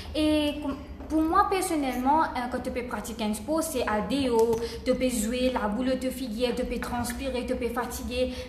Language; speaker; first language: French; non-native, local second language; Morisyen